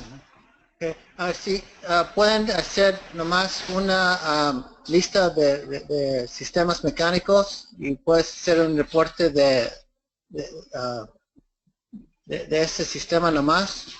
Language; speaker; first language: Spanish; early bilingual, heritage; English